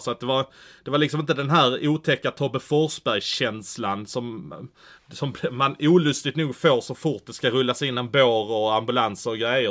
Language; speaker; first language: Swedish; native; Swedish